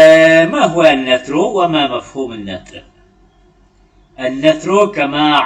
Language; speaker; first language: Arabic; non-native, fluent; Malay